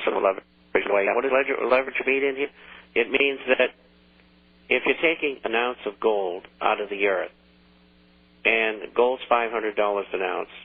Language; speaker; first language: English; native; English